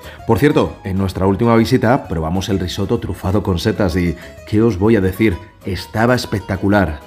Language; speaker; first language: Spanish; native; Spanish